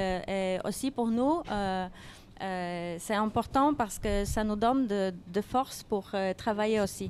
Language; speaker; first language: French; non-native, fluent; Polish